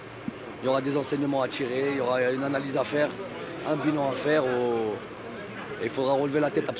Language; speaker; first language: French; native; French